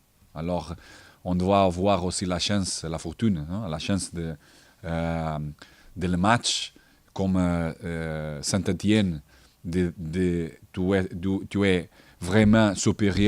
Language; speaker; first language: French; non-native, learner; Portuguese